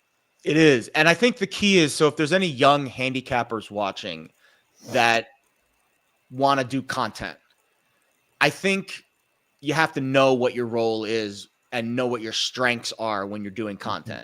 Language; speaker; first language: English; native; English